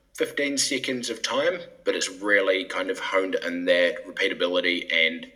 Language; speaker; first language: English; native; English